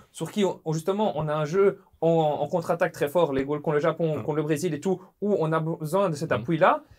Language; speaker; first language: French; native; French